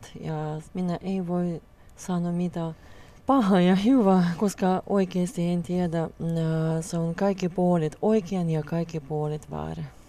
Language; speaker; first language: Finnish; non-native, learner; Russian